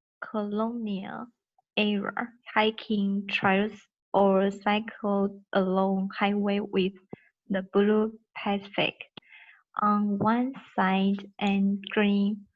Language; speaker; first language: English; non-native, learner; Chinese